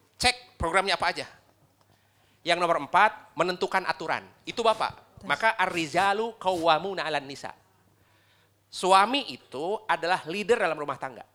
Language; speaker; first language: Indonesian; non-native, local second language; Sundanese